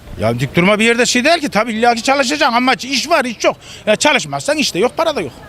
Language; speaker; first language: Turkish; native; Turkish